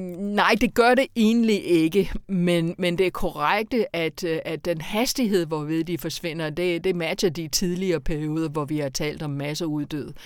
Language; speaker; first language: Danish; non-native, fluent; English